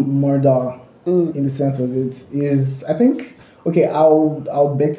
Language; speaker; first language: English; non-native, local second language; Ibibio